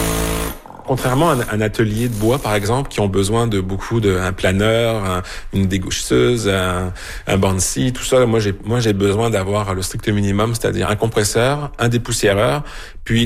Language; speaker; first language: French; native; French